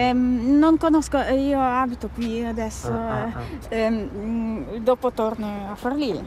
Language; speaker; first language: Italian; non-native, learner; Ukrainian